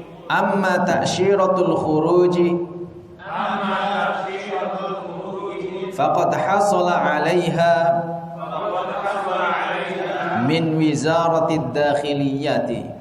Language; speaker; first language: Arabic; non-native, fluent; Indonesian